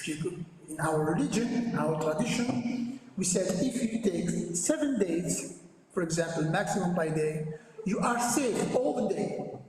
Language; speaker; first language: English; non-native, learner; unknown